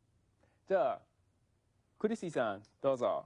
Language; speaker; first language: Japanese; non-native, fluent; English